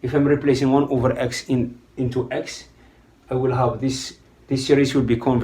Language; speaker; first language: English; non-native, fluent; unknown